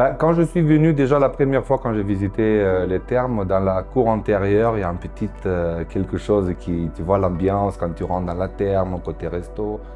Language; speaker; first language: French; non-native, fluent; Romanian